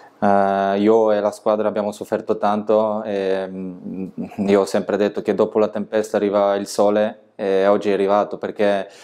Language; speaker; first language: Italian; non-native, fluent; Bulgarian